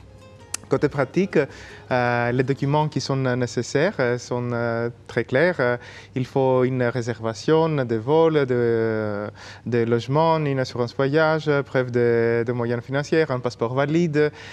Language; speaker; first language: French; non-native, fluent; Greek